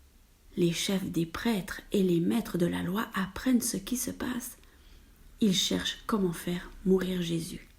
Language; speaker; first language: French; native; French